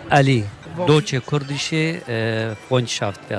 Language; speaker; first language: German; non-native, learner; Kurdish